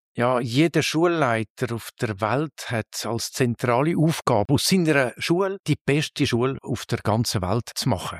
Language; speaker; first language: German; native; German